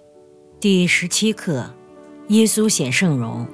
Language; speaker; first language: Chinese; native; Chinese